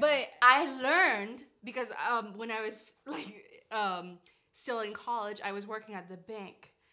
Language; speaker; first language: English; non-native, fluent; Haitian Creole